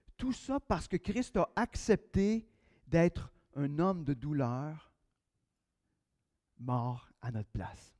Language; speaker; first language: French; native; French